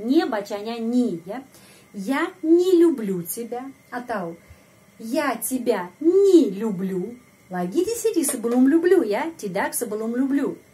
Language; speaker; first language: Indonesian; non-native, fluent; Russian